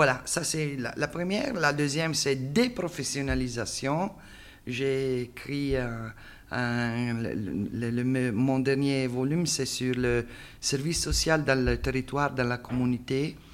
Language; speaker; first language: French; non-native, learner; Italian